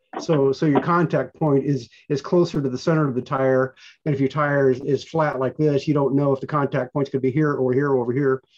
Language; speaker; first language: English; native; English